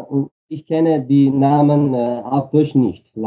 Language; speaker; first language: German; non-native, fluent; Armenian